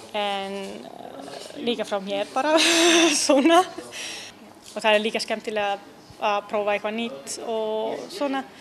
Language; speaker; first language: Icelandic; non-native, learner; Italian